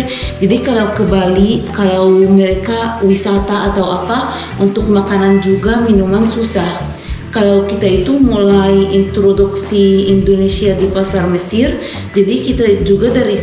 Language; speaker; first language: Indonesian; non-native, fluent; Arabic